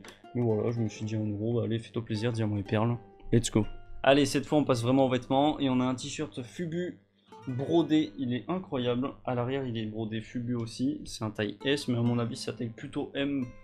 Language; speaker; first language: French; native; French